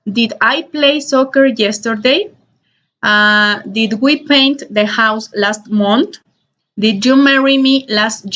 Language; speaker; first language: English; non-native, learner; Spanish